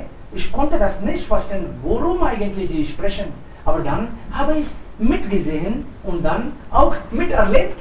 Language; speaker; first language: German; non-native, fluent; Hindi